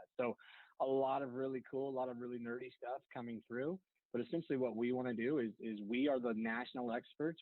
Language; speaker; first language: English; native; English